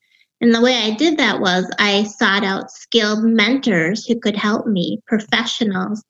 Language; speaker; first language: English; native; English